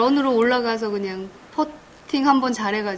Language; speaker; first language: Korean; native; Korean